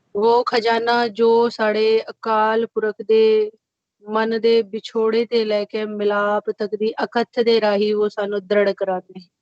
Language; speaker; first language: Hindi; non-native, local second language; Punjabi